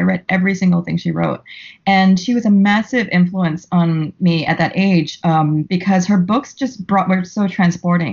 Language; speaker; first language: English; native; English